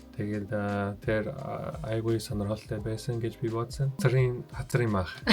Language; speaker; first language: Mongolian; non-native, learner; English